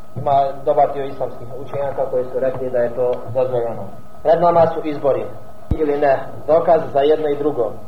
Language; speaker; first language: Bosnian; non-native, fluent; Arabic